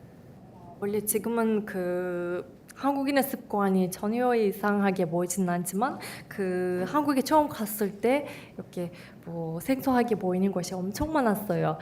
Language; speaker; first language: Korean; non-native, fluent; Turkish